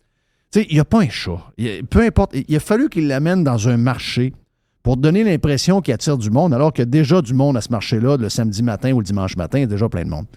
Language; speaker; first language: French; native; French